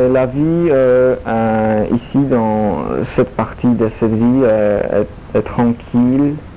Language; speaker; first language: French; non-native, learner; Polish